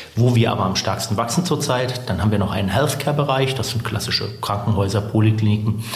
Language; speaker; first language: German; native; German